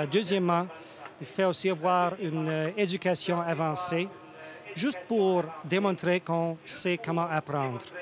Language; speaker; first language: French; non-native, fluent; English